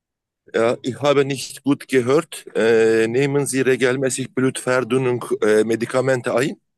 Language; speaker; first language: German; non-native, learner; Turkish